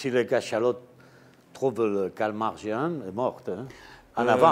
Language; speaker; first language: French; non-native, fluent; Spanish